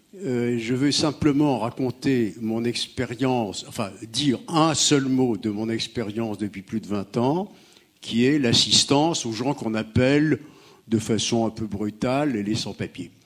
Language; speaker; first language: French; native; French